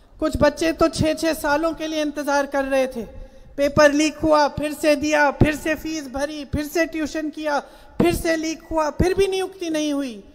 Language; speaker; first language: Hindi; native; Hindi